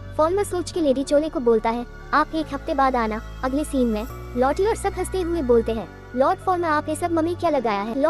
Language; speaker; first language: Hindi; non-native, local second language; Bangla